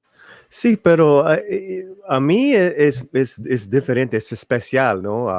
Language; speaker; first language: Spanish; early bilingual, heritage; Spanish